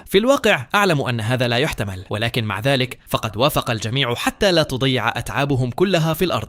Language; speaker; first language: Arabic; native; Arabic